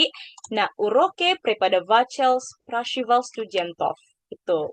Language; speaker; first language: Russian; non-native, learner; Indonesian